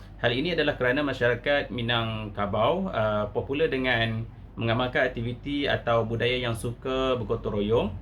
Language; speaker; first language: Malay; native; Malay